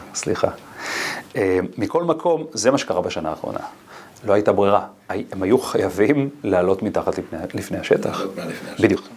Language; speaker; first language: Hebrew; native; Hebrew